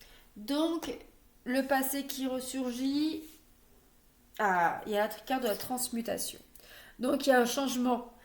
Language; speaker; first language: French; native; French